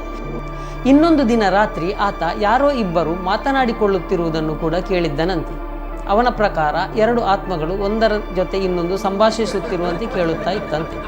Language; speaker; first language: Kannada; native; Kannada